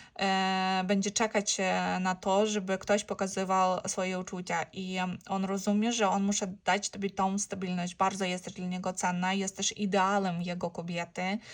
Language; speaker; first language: Polish; non-native, learner; Ukrainian